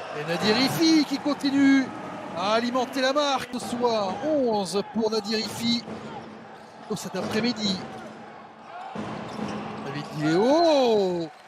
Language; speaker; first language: French; native; French